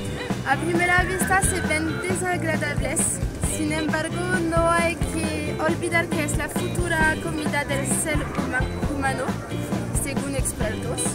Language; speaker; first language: Spanish; non-native, fluent; French